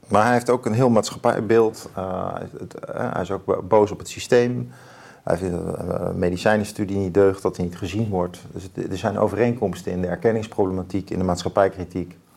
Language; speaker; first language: Dutch; native; Dutch